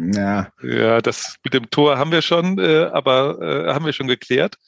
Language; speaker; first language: German; native; German